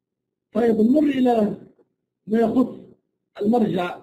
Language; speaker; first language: Arabic; native; Arabic